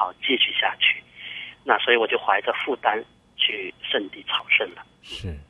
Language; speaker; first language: Chinese; native; Chinese